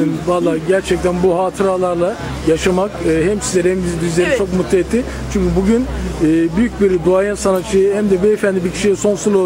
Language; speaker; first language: Turkish; native; Turkish